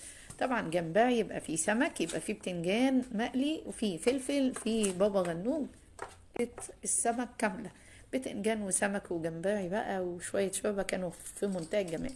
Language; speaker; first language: Arabic; native; Arabic